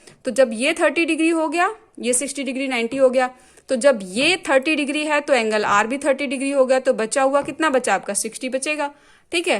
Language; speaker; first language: Hindi; native; Hindi